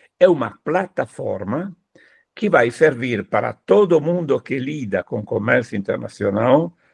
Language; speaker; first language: Portuguese; non-native, fluent; Italian